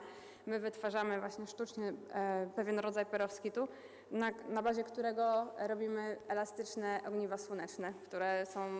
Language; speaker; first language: Polish; native; Polish